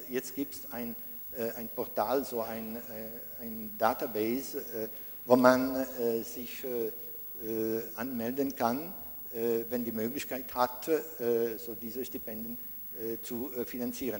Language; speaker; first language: German; non-native, fluent; Italian